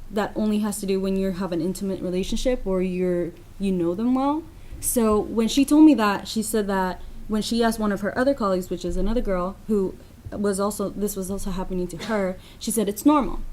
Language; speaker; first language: English; non-native, fluent; Spanish